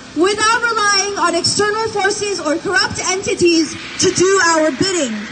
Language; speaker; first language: English; early bilingual, other home language; Armenian